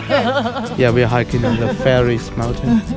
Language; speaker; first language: English; non-native, learner; Vietnamese